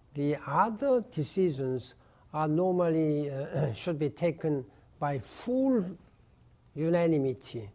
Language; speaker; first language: English; non-native, fluent; Korean